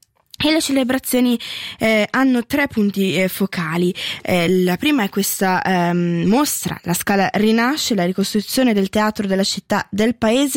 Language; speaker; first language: Italian; native; Italian